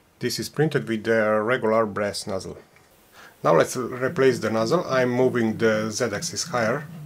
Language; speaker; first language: English; non-native, fluent; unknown